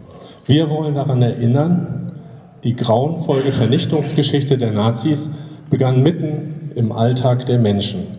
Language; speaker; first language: German; native; German